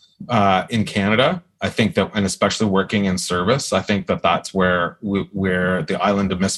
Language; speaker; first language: English; native; English